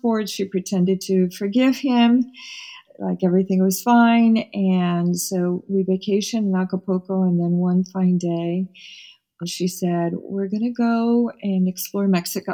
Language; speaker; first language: English; early bilingual, other home language; Spanish